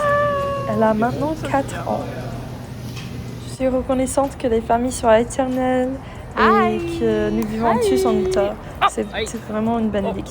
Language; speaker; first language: French; non-native, learner; English